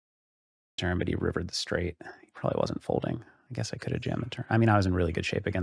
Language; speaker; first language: English; native; English